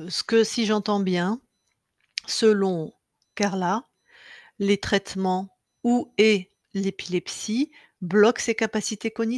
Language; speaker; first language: French; native; French